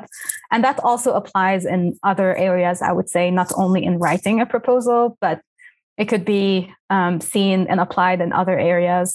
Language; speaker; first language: English; non-native, fluent; Arabic